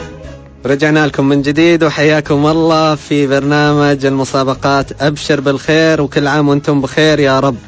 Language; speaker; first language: Arabic; native; Arabic